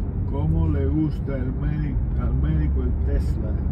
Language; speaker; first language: Spanish; native; Spanish